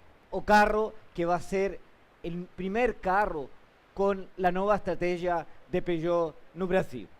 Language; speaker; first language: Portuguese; non-native, learner; Spanish